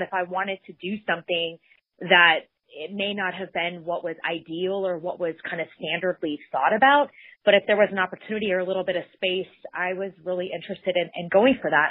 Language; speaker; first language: English; native; English